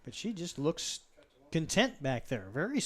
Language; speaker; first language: English; native; English